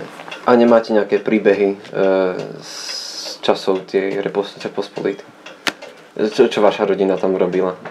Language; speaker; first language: Polish; non-native, learner; Slovak